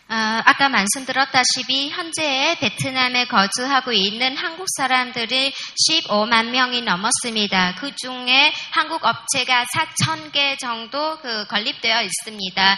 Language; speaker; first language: Korean; non-native, fluent; Vietnamese